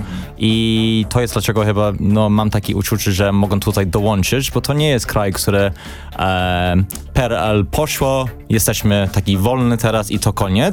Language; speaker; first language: Polish; non-native, learner; English